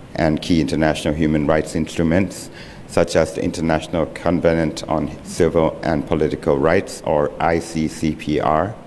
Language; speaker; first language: English; non-native, fluent; Thai